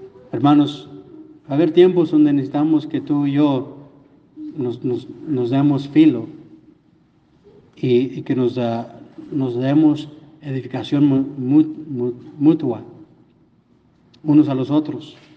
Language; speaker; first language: Spanish; non-native, fluent; English